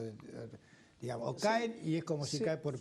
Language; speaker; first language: Spanish; native; Spanish